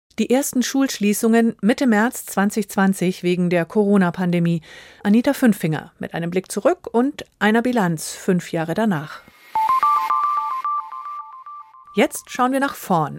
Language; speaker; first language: German; native; German